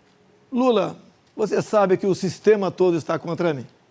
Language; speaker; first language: Portuguese; native; Portuguese